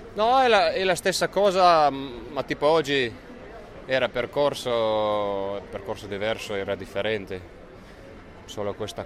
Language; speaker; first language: Italian; non-native, fluent; Lithuanian